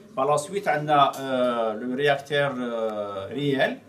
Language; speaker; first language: French; non-native, local second language; Arabic